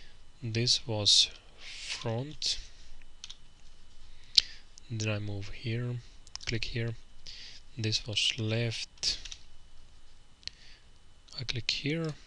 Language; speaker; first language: English; non-native, fluent; Finnish